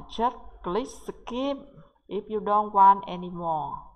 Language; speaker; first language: English; non-native, learner; Vietnamese